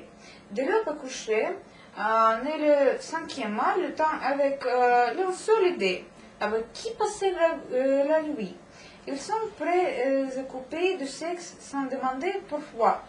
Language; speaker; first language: French; non-native, learner; Russian